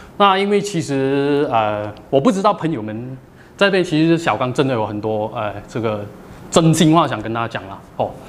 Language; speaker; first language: Chinese; native; Chinese